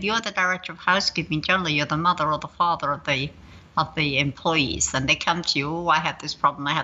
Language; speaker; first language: English; native; English